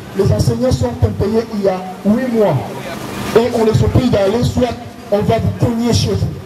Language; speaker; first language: French; non-native, local second language; Lingala